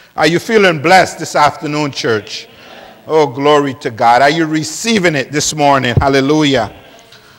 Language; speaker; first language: English; non-native, fluent; Spanish